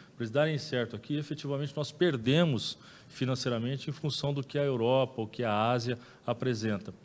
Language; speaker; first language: Portuguese; native; Portuguese